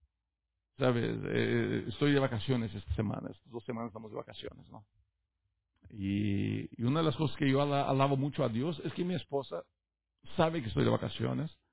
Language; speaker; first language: Spanish; native; Spanish